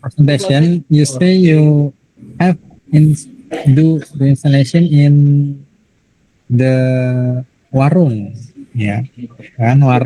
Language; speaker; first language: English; non-native, learner; Indonesian